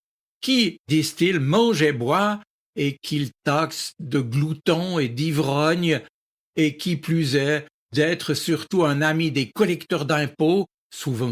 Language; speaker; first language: French; native; French